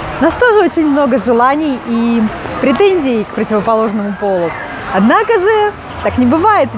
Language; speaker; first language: Russian; native; Russian